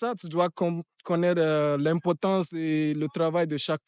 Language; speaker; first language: French; non-native, fluent; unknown